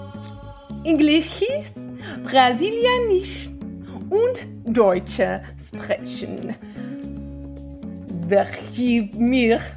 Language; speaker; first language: German; non-native, learner; Portuguese